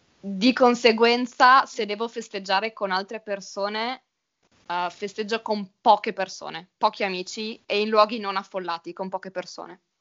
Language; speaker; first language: Italian; native; Italian